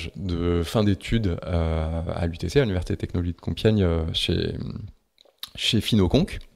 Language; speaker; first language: French; native; French